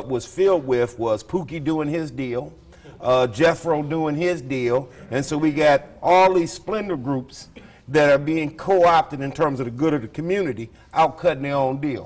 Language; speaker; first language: English; native; English